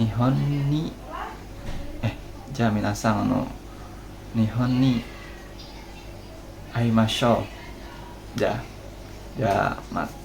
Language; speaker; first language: Japanese; non-native, learner; Indonesian